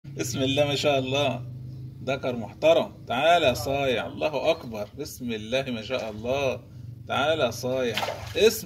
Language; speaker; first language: Arabic; native; Arabic